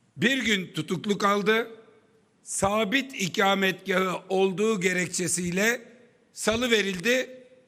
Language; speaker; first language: Turkish; native; Turkish